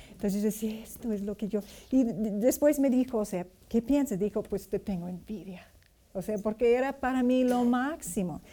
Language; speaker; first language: Spanish; non-native, fluent; English